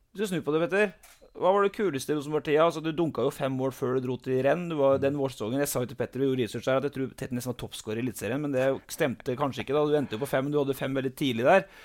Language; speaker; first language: Norwegian; native; Norwegian